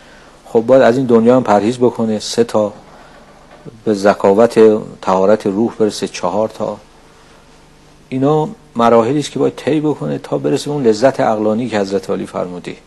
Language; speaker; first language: Persian; native; Persian